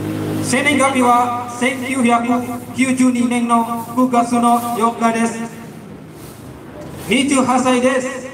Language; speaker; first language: Japanese; non-native, learner; Indonesian